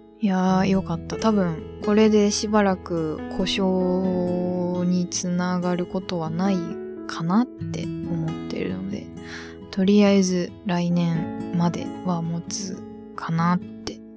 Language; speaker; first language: Japanese; native; Japanese